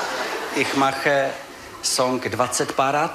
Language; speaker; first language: German; non-native, fluent; Czech